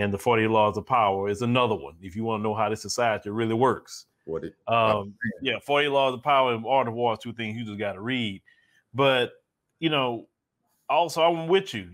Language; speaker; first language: English; native; English